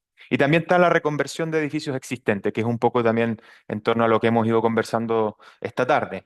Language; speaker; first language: Spanish; native; Spanish